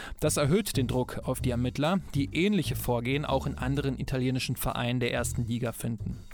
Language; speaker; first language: German; native; German